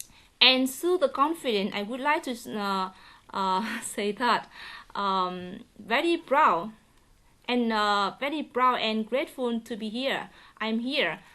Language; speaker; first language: English; non-native, learner; Vietnamese